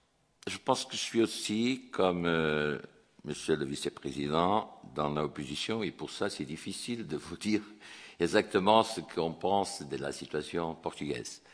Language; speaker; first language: French; non-native, fluent; Portuguese